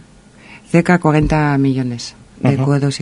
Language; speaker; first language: Spanish; non-native, fluent; German